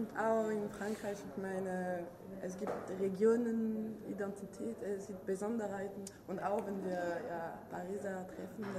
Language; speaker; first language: German; non-native, fluent; French